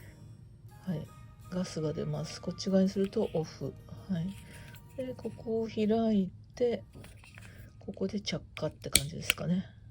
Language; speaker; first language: Japanese; native; Japanese